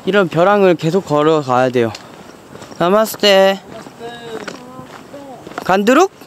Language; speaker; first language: Korean; native; Korean